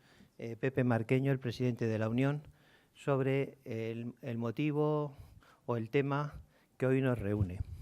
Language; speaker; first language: Spanish; native; Spanish